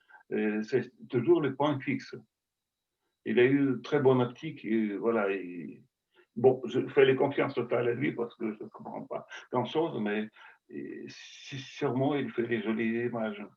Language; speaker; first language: French; non-native, fluent; Russian